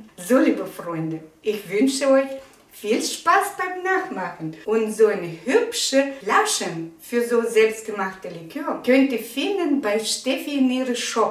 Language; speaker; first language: German; non-native, learner; Russian